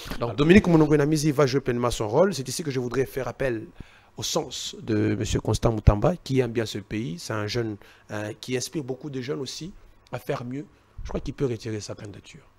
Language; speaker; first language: French; non-native, local second language; Luba-Lulua